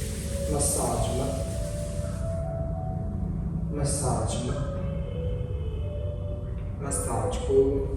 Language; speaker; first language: Vietnamese; non-native, fluent; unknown